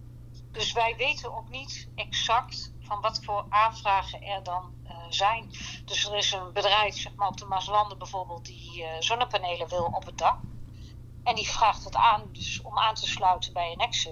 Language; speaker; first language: Dutch; native; Dutch